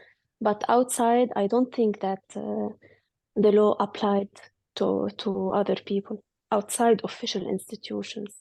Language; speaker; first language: English; non-native, fluent; Arabic